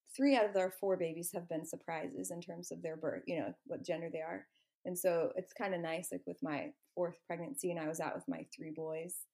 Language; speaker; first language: English; native; English